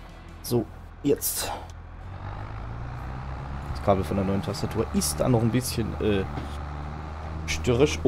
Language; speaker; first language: German; native; German